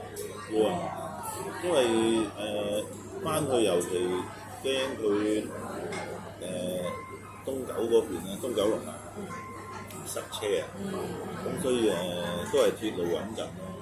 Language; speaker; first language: Cantonese; native; Cantonese